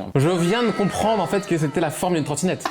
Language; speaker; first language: French; native; French